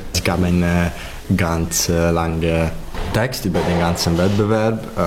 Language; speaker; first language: German; non-native, learner; Hungarian